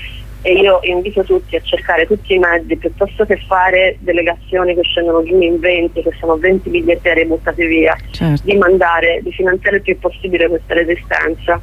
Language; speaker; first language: Italian; native; Italian